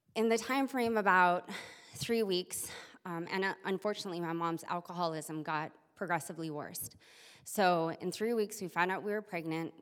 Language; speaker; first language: English; native; English